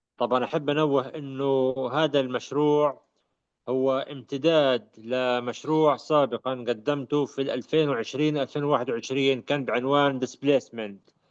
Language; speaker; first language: Arabic; native; Arabic